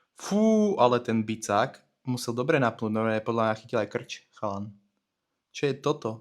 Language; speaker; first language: Slovak; native; Slovak